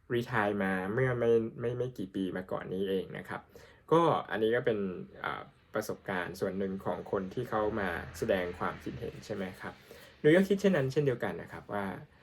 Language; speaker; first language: Thai; native; Thai